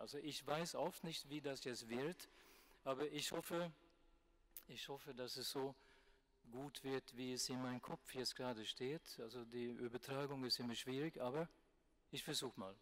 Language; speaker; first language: German; non-native, fluent; Swedish